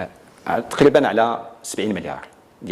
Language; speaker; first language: Arabic; native; Arabic